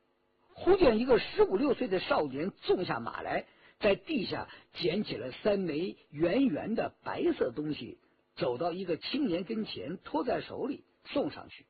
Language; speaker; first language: Chinese; native; Chinese